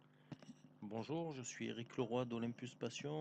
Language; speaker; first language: French; native; French